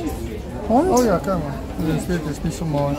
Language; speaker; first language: Dutch; native; Dutch